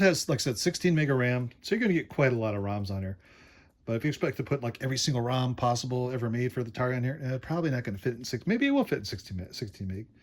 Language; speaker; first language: English; native; English